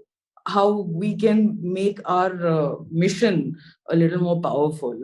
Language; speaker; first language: English; non-native, local second language; Hindi